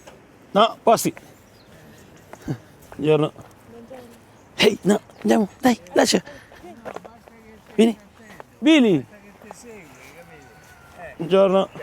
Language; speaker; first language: Italian; non-native, fluent; Filipino